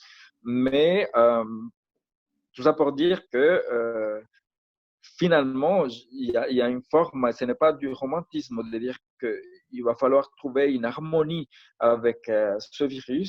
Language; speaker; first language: French; non-native, fluent; Spanish